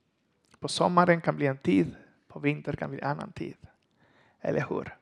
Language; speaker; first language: Swedish; non-native, learner; Spanish